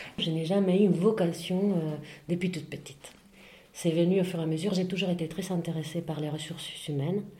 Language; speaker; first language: French; non-native, fluent; Spanish